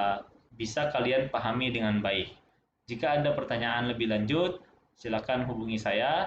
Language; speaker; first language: Indonesian; native; Indonesian